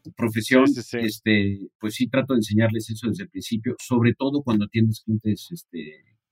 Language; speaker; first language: Spanish; native; Spanish